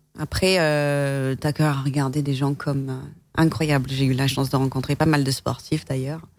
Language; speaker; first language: French; non-native, fluent; English